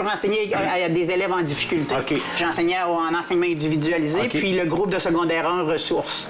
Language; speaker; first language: French; native; French